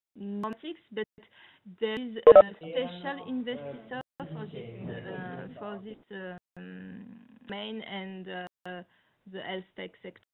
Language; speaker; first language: English; non-native, learner; French